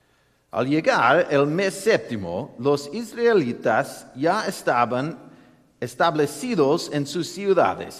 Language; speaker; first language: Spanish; non-native, learner; English